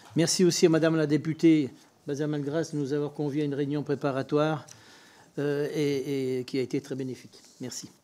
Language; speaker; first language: French; native; French